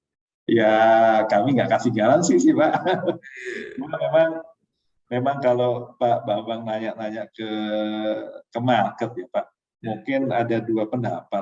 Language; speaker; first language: Indonesian; native; Indonesian